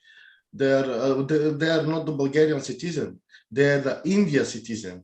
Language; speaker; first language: English; non-native, learner; Bulgarian